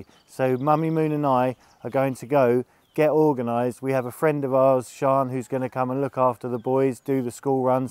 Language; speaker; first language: English; native; English